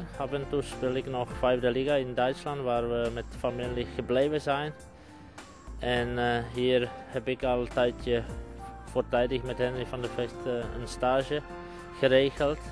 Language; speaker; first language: Dutch; non-native, fluent; Czech